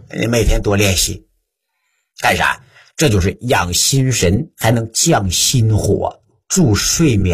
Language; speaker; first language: Chinese; native; Chinese